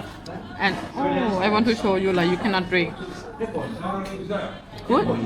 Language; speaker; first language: English; non-native, learner; Thai